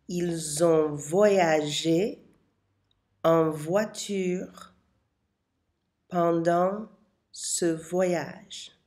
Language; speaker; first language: French; non-native, fluent; English